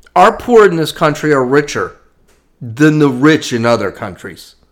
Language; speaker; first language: English; native; English